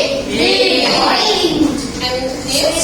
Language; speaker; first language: English; non-native, learner; Indonesian